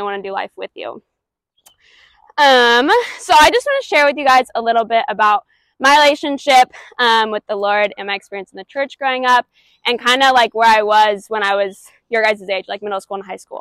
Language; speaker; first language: English; native; English